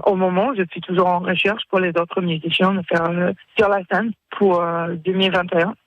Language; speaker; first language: French; non-native, fluent; English